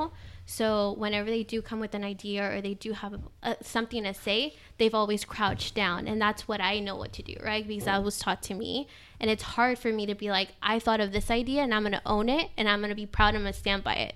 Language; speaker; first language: English; early bilingual, other home language; Spanish